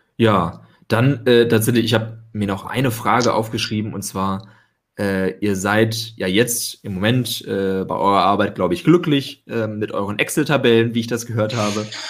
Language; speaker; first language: German; native; German